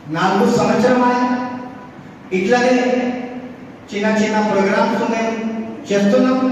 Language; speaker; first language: Telugu; non-native, local second language; Urdu